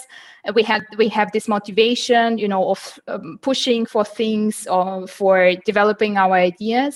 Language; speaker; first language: English; non-native, fluent; Uzbek